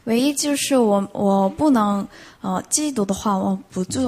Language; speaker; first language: Chinese; non-native, fluent; Korean